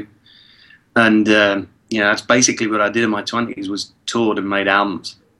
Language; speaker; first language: English; early bilingual, other home language; Czech